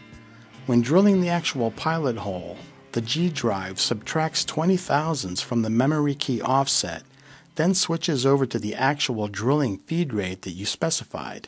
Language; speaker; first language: English; native; English